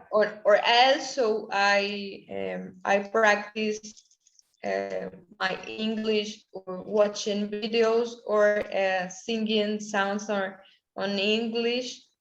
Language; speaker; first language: English; non-native, learner; Spanish